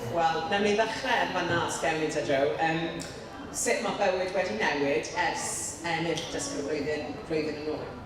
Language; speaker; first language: Welsh; non-native, local second language; English